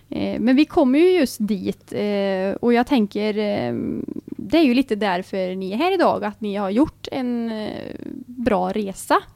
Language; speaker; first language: Swedish; native; Swedish